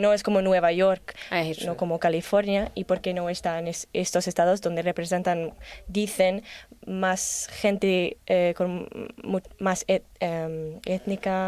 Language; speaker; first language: Spanish; non-native, learner; English